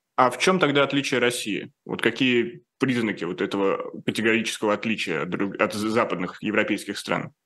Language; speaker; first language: Russian; native; Russian